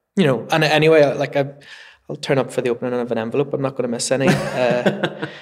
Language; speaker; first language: English; native; English